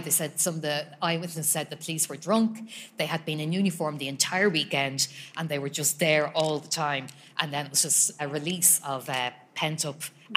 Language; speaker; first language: English; native; English